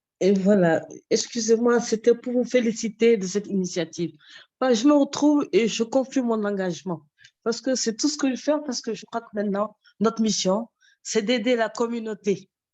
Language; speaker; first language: French; non-native, local second language; Wolof